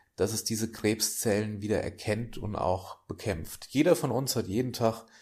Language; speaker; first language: German; native; German